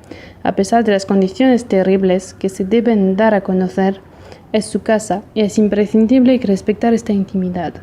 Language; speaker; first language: Spanish; non-native, fluent; Portuguese